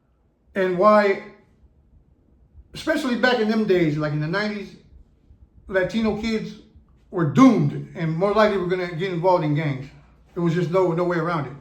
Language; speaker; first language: English; native; English